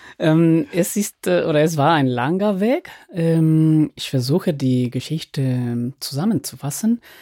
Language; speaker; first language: German; non-native, fluent; Spanish